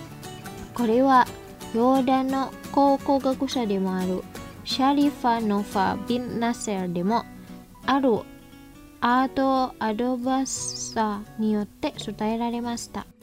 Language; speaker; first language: Japanese; non-native, fluent; Indonesian